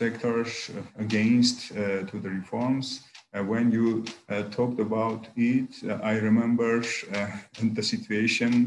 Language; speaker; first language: English; non-native, learner; Armenian